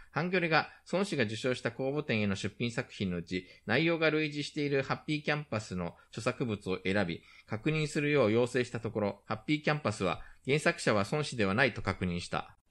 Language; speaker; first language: Japanese; native; Japanese